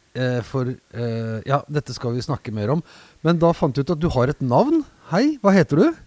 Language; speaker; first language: Norwegian; native; Norwegian